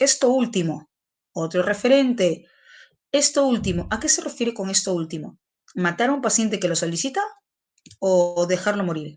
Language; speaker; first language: Spanish; native; Spanish